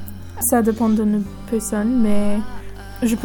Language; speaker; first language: French; non-native, learner; English